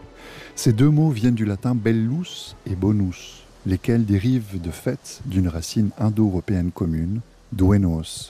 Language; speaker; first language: French; native; French